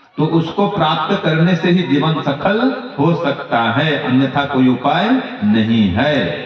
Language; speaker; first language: Hindi; non-native, local second language; Odia